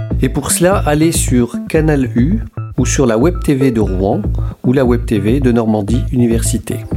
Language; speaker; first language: French; native; French